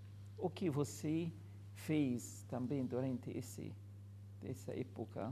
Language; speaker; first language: Portuguese; non-native, fluent; Arabic